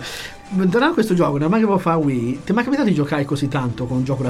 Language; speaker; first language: Italian; native; Italian